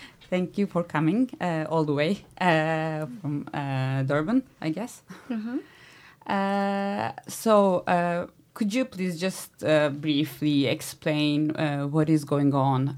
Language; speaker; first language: English; non-native, fluent; Turkish